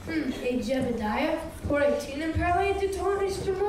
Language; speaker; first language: French; non-native, learner; English